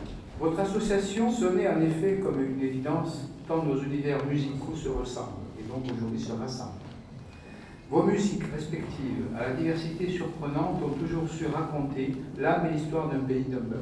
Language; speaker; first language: French; native; French